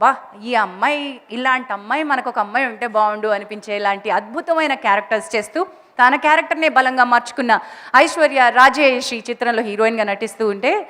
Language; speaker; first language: Telugu; native; Telugu